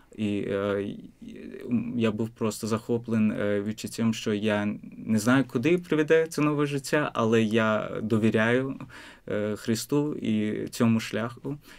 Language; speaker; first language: Ukrainian; non-native, fluent; Azerbaijani